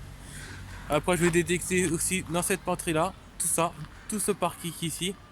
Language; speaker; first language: French; native; French